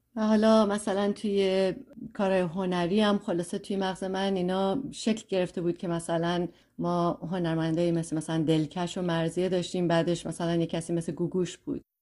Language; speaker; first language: Persian; early bilingual, heritage; Persian